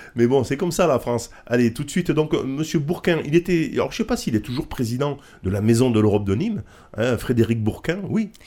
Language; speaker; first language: French; native; French